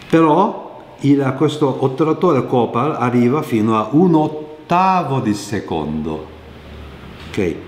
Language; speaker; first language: Italian; non-native, fluent; Japanese